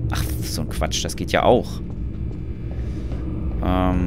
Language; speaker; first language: German; native; German